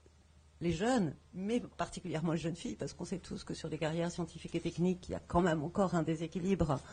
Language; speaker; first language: French; native; French